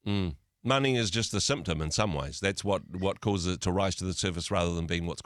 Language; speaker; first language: English; native; English